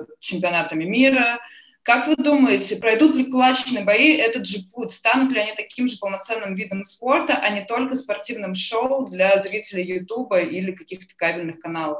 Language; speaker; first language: Russian; native; Russian